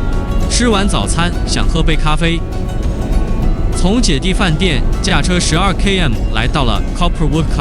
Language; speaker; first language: Chinese; native; Chinese